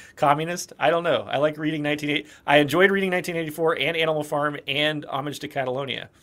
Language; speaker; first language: English; native; English